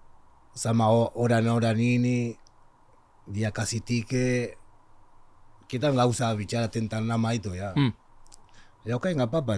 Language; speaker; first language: Indonesian; non-native, learner; Spanish